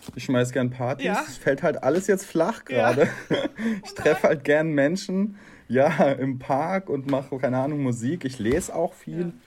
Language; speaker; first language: German; native; German